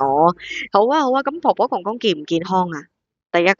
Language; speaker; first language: Cantonese; native; Cantonese